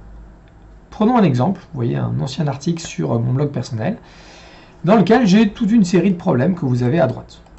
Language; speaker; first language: French; native; French